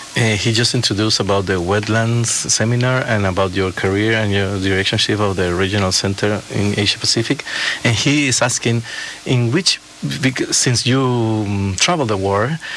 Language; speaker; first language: English; non-native, fluent; Spanish